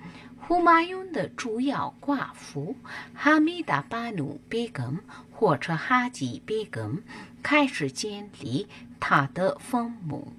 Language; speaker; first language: Chinese; non-native, learner; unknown